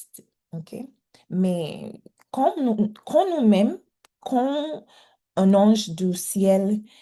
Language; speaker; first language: French; non-native, learner; English